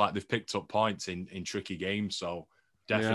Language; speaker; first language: English; native; English